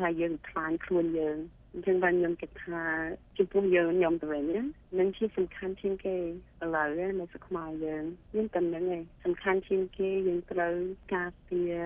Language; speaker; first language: Khmer; early bilingual, heritage; Khmer